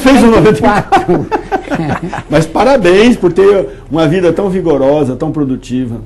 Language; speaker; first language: Portuguese; native; Portuguese